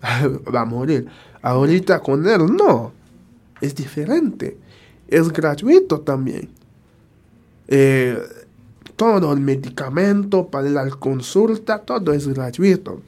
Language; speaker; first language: Spanish; non-native, fluent; Haitian Creole